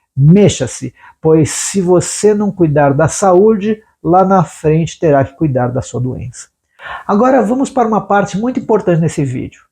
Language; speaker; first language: Portuguese; native; Portuguese